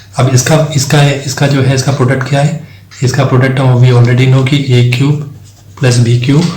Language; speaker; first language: Hindi; native; Hindi